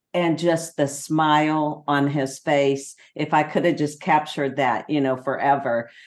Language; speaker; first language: English; native; English